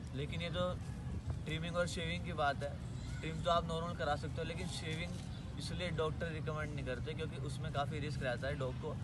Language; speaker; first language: Hindi; native; Hindi